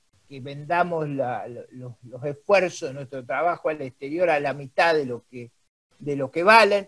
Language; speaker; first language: Spanish; native; Spanish